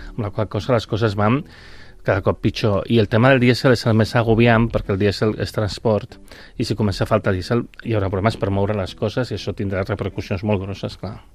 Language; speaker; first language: Catalan; non-native, local second language; Spanish